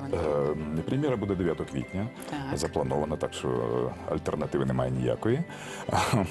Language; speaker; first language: Ukrainian; native; Ukrainian